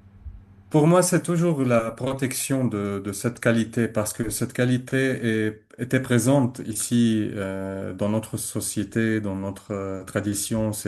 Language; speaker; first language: French; non-native, learner; Arabic